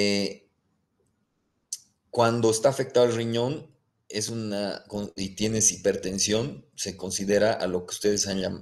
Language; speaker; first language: Spanish; native; Spanish